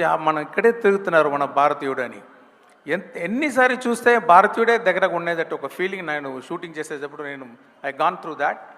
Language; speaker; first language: Telugu; non-native, learner; Tamil